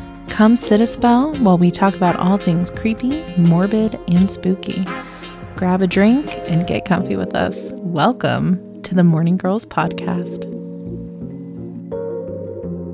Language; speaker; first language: English; native; English